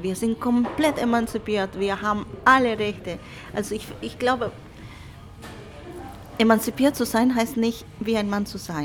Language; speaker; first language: German; non-native, fluent; Spanish